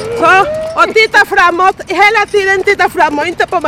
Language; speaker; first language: Swedish; non-native, learner; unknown